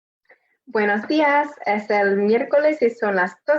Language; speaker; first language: Spanish; non-native, fluent; English